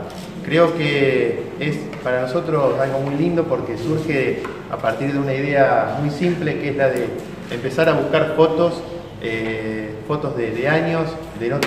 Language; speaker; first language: Spanish; native; Spanish